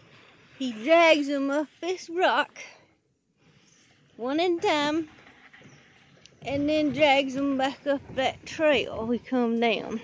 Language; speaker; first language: English; native; English